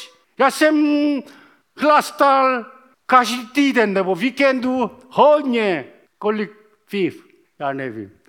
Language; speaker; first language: Czech; non-native, fluent; Korean